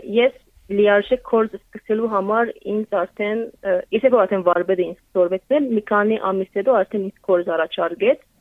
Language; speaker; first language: Armenian; early bilingual, heritage; Armenian